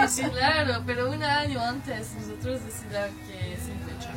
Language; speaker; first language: Spanish; non-native, learner; French